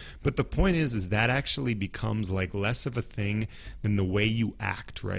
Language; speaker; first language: English; native; English